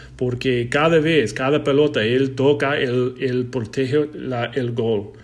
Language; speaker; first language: Spanish; non-native, learner; English